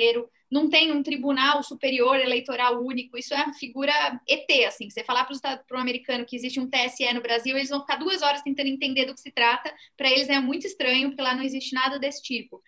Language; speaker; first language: Portuguese; native; Portuguese